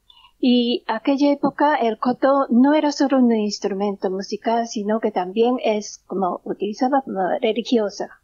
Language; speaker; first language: Spanish; non-native, learner; Japanese